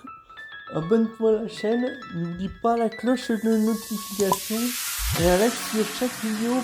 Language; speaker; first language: French; native; French